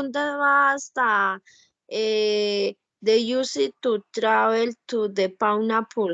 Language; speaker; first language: English; non-native, learner; Spanish